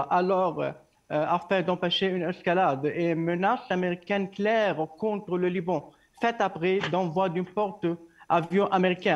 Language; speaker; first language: French; non-native, learner; Arabic